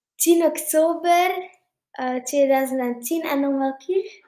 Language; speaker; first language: Dutch; native; Dutch